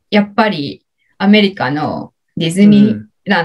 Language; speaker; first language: Japanese; non-native, learner; English